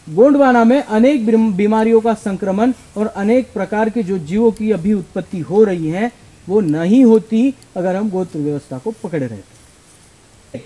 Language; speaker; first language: Hindi; non-native, local second language; Marathi